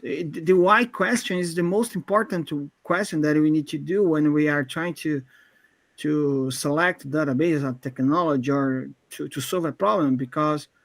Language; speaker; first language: English; non-native, fluent; Portuguese